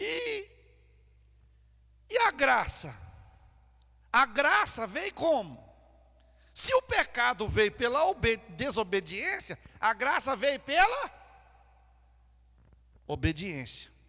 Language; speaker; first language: Portuguese; native; Portuguese